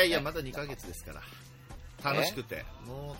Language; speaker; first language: Japanese; native; Japanese